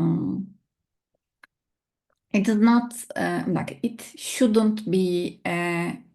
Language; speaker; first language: English; non-native, learner; Turkish